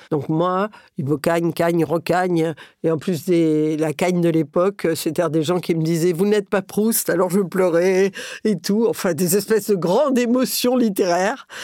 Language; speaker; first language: French; early bilingual, other home language; Catalan